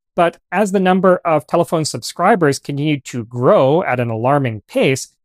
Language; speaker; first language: English; native; English